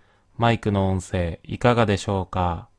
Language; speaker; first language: Japanese; native; Japanese